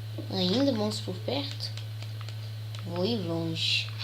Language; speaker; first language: Portuguese; native; Portuguese